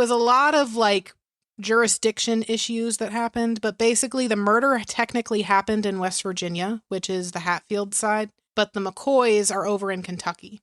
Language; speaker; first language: English; native; English